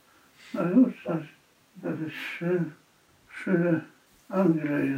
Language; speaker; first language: German; non-native, fluent; Polish